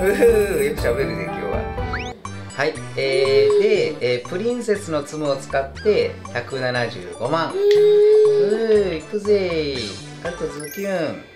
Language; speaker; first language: Japanese; native; Japanese